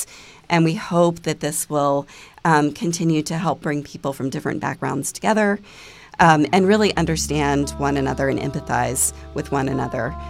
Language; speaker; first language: English; native; English